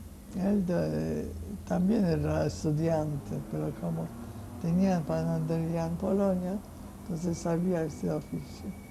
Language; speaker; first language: Spanish; non-native, fluent; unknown